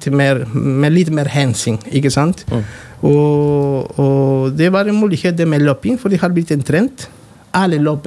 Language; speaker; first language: Norwegian; non-native, fluent; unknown